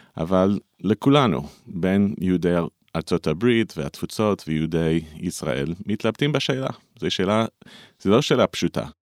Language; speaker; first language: Hebrew; non-native, fluent; English